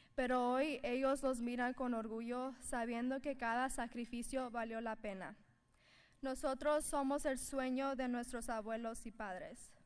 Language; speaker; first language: Spanish; early bilingual, heritage; Spanish